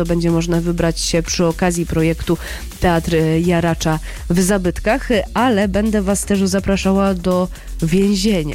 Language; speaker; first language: Polish; native; Polish